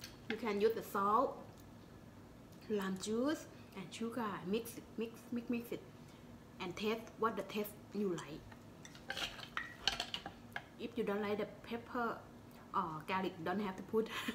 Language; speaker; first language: English; non-native, learner; Thai